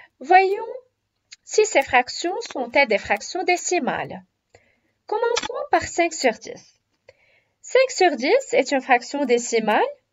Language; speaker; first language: French; non-native, local second language; Arabic